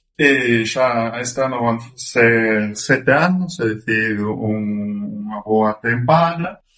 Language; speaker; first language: Galician; non-native, fluent; German